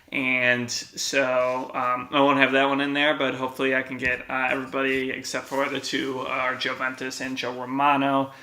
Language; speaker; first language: English; native; English